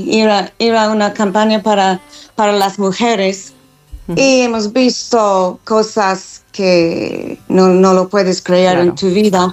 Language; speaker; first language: Spanish; non-native, fluent; English